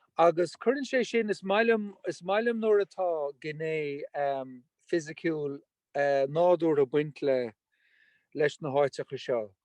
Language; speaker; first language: Irish; non-native, local second language; English